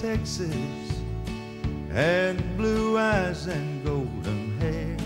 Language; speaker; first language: English; native; English